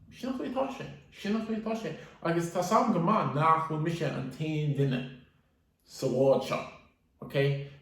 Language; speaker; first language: Irish; native; Irish